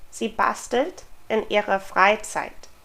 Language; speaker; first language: German; non-native, fluent; English